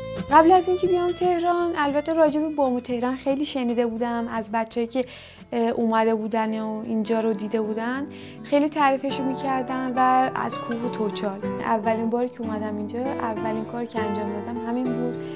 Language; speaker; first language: Persian; non-native, fluent; Turkish